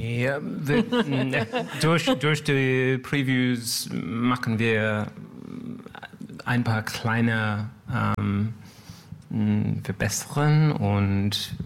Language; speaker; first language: German; non-native, learner; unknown